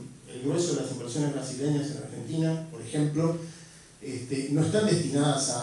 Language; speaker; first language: Spanish; native; Spanish